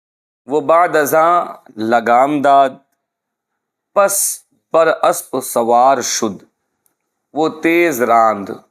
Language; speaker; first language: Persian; non-native, fluent; Urdu